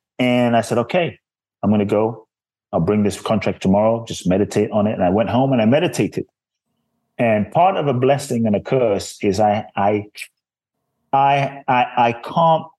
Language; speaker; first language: English; native; English